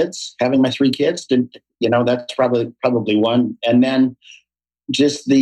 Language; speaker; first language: English; native; English